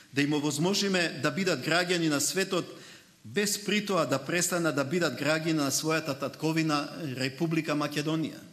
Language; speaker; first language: Macedonian; native; Macedonian